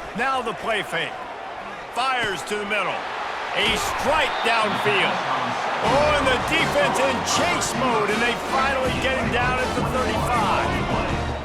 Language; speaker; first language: English; native; English